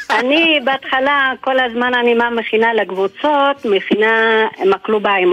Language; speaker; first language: Hebrew; non-native, local second language; Arabic